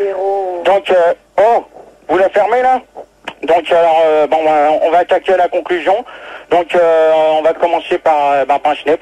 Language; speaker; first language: French; native; French